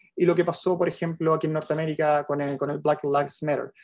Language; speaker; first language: Spanish; native; Spanish